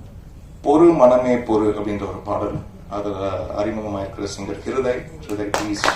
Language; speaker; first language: Tamil; native; Tamil